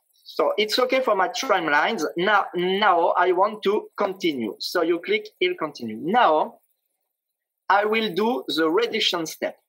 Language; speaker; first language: English; non-native, fluent; French